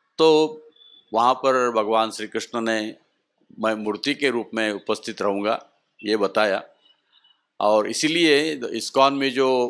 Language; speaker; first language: Hindi; non-native, local second language; Marathi